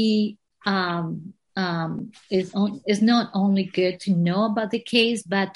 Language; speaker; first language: English; non-native, fluent; Spanish